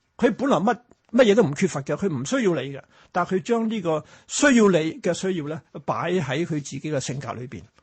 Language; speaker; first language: Cantonese; early bilingual, other home language; Chinese